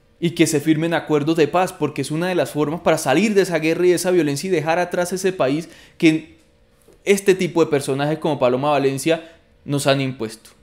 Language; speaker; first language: Spanish; native; Spanish